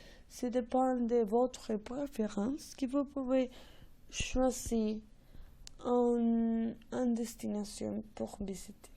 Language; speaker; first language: French; non-native, learner; Spanish